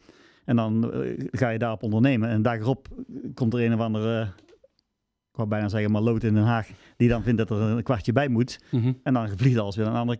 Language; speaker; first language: Dutch; native; Dutch